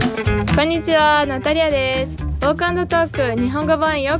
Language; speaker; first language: Japanese; non-native, fluent; Portuguese